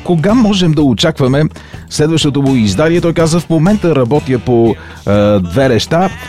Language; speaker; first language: Bulgarian; native; Bulgarian